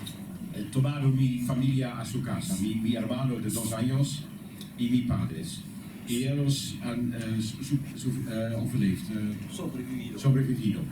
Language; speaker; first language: Spanish; non-native, learner; Dutch